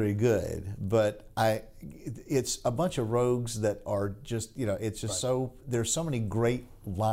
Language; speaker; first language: English; native; English